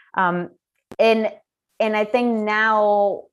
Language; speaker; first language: English; non-native, fluent; Spanish